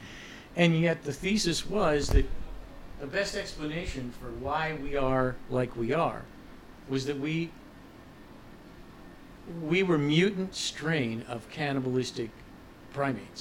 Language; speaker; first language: English; native; English